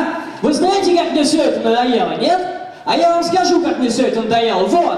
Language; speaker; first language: Russian; native; Russian